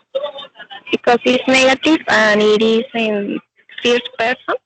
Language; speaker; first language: English; non-native, learner; Spanish